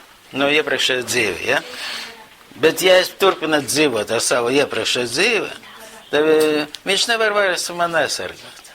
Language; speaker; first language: Latvian; non-native, local second language; Russian